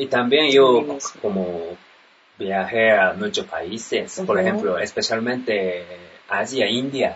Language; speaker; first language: Spanish; non-native, learner; Japanese